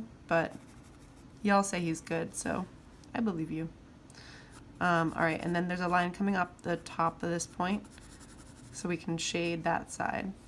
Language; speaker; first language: English; native; English